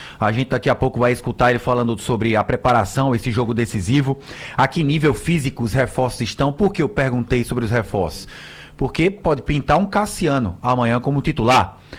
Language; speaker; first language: Portuguese; native; Portuguese